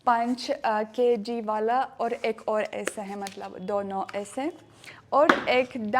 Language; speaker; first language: Hindi; non-native, learner; Russian